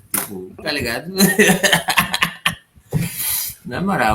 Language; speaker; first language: Portuguese; native; Portuguese